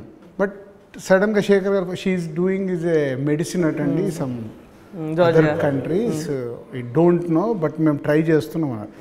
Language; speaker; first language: Telugu; native; Telugu